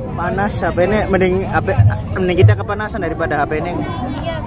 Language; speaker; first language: Indonesian; non-native, local second language; Javanese